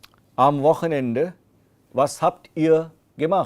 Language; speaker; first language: German; non-native, fluent; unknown